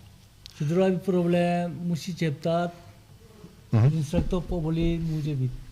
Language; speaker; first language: Czech; non-native, learner; Korean